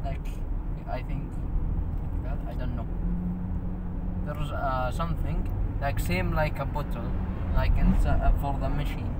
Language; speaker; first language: English; non-native, learner; Arabic